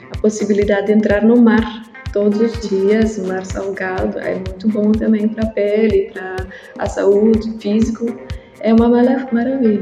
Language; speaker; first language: Portuguese; non-native, learner; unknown